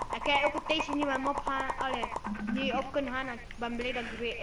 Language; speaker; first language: Dutch; native; Dutch